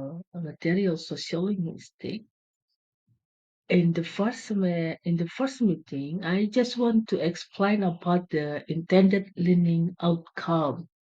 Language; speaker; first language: English; non-native, learner; Indonesian